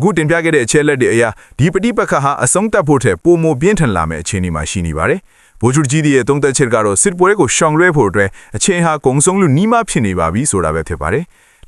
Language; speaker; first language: Burmese; native; Burmese